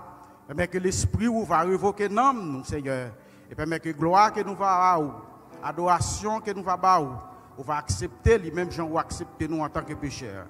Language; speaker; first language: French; non-native, local second language; Haitian Creole